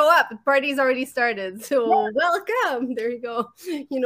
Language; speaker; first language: English; non-native, fluent; French